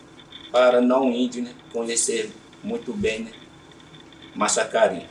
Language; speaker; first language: Portuguese; non-native, local second language; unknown